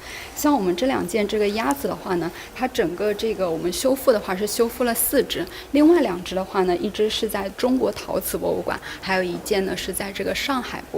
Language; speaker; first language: Chinese; native; Chinese